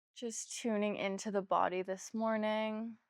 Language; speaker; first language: English; native; English